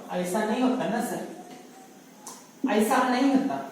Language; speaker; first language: Hindi; non-native, local second language; Marathi